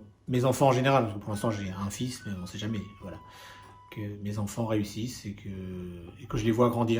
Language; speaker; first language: French; native; French